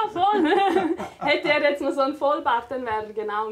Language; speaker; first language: German; native; German